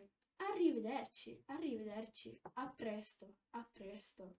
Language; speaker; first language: Italian; non-native, fluent; Polish